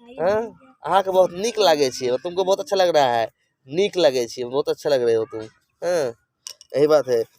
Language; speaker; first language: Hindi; native; Hindi